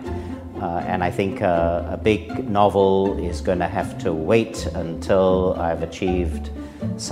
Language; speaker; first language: English; native; English